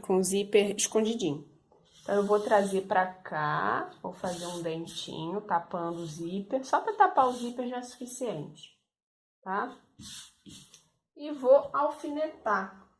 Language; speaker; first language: Portuguese; native; Portuguese